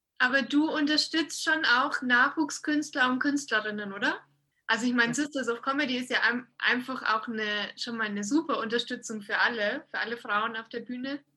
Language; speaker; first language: German; native; German